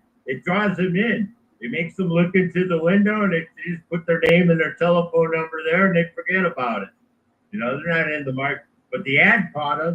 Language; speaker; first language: English; native; English